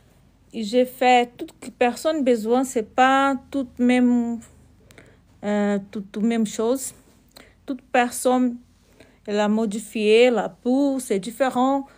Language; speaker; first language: French; non-native, learner; Portuguese